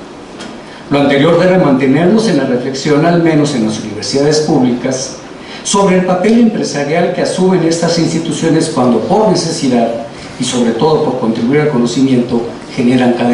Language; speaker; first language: Spanish; native; Spanish